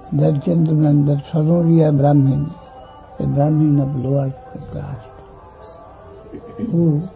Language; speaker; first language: English; non-native, local second language; Bangla